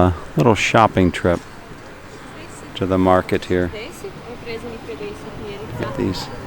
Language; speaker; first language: English; native; English